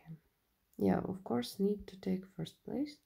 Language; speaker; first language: English; non-native, learner; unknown